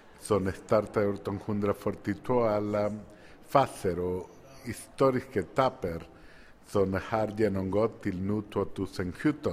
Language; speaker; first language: Swedish; non-native, fluent; Spanish